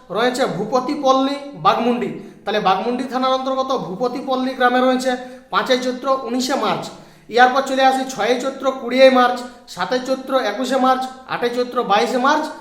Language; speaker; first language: Bangla; native; Bangla